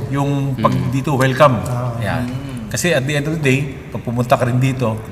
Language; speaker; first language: Filipino; non-native, local second language; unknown